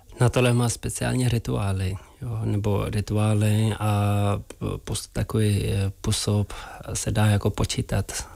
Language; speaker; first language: Czech; non-native, fluent; Tibetan